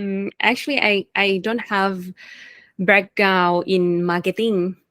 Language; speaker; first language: English; non-native, fluent; Thai